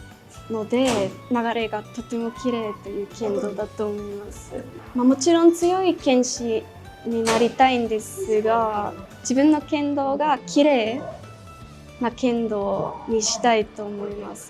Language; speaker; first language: Japanese; non-native, fluent; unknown